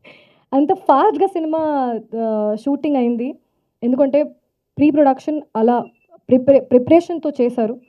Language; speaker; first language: Telugu; non-native, fluent; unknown